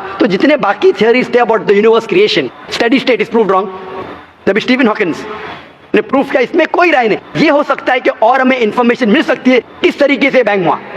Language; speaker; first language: Hindi; non-native, local second language; Konkani